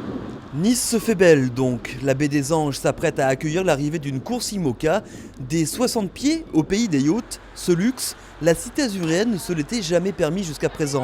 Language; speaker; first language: French; native; French